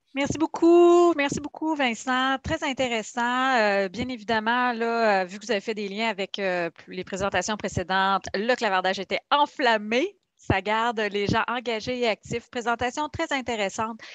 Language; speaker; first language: French; native; French